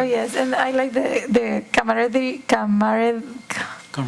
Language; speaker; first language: English; non-native, fluent; Spanish